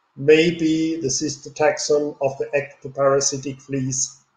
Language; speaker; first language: English; non-native, fluent; German